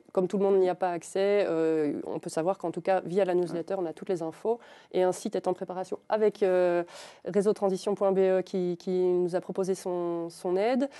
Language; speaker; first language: French; native; French